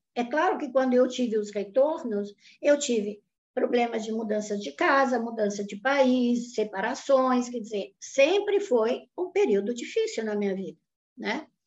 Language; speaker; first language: Portuguese; non-native, fluent; Italian